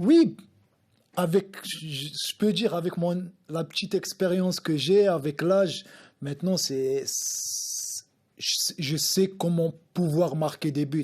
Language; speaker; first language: French; non-native, local second language; Arabic